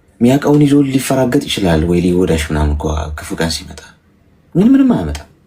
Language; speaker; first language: Amharic; native; Amharic